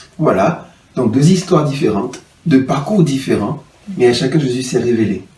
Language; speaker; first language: French; non-native, local second language; Haitian Creole